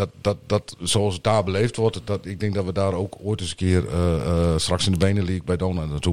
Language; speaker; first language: Dutch; native; Dutch